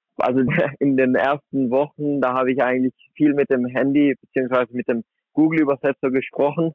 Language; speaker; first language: German; native; German